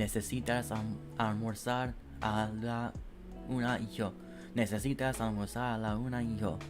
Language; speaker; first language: Spanish; non-native, learner; English